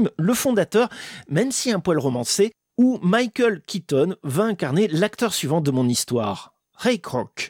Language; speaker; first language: French; native; French